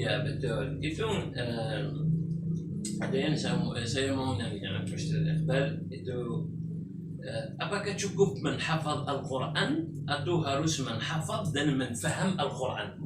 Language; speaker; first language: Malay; non-native, fluent; Arabic